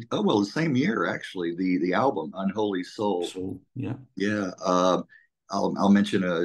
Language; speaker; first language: English; native; English